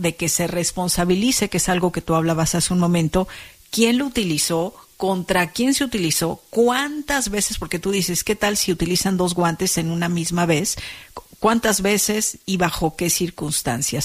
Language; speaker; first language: Spanish; native; Spanish